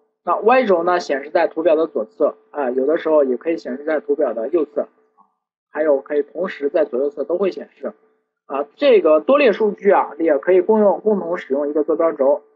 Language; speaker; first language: Chinese; native; Chinese